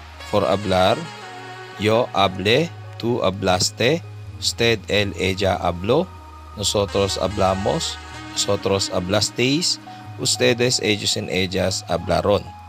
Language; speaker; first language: Spanish; non-native, fluent; Filipino